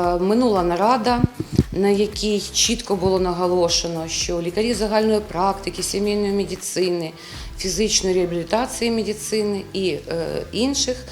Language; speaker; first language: Ukrainian; native; Ukrainian